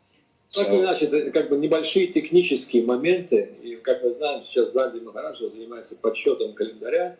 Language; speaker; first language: Russian; native; Russian